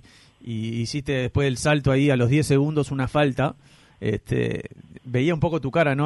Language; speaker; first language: Spanish; native; Spanish